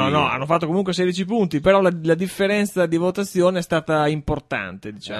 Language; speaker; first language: Italian; native; Italian